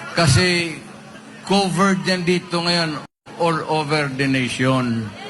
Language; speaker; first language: Filipino; non-native, local second language; Cebuano